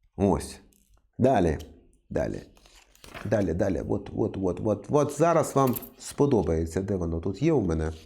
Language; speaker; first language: Ukrainian; native; Ukrainian